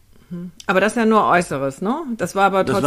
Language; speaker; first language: German; native; German